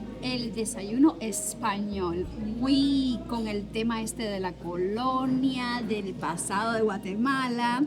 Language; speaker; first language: Spanish; native; Spanish